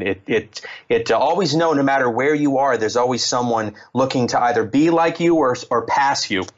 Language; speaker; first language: English; native; English